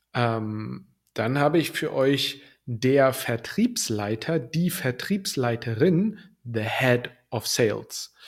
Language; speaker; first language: German; native; German